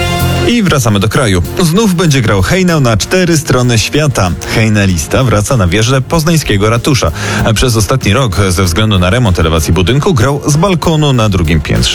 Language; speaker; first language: Polish; native; Polish